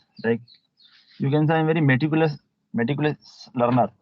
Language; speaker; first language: English; non-native, local second language; Hindi